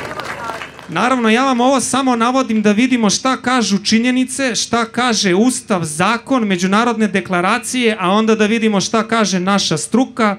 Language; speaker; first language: Serbian; native; Serbian